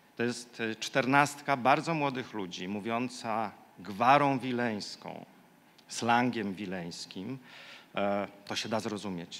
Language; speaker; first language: Polish; native; Polish